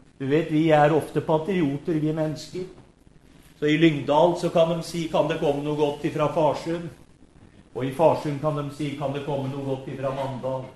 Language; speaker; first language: Norwegian; native; Norwegian